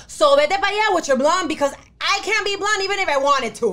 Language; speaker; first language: English; early bilingual, other home language; Spanish